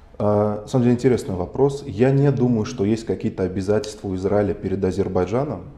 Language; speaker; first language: Russian; non-native, local second language; Armenian